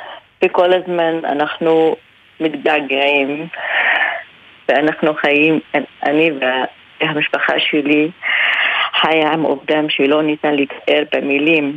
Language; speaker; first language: Hebrew; non-native, local second language; Arabic